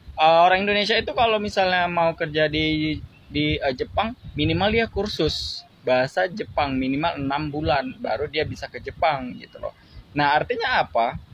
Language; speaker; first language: Indonesian; native; Indonesian